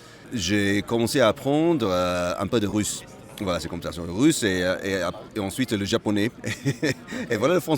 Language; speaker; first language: French; non-native, fluent; Malay